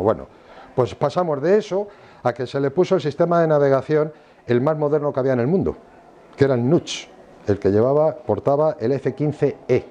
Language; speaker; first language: Spanish; native; Spanish